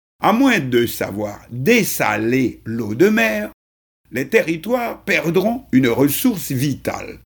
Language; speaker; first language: French; non-native, local second language; Haitian Creole